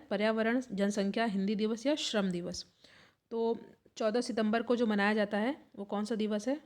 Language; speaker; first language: Hindi; native; Hindi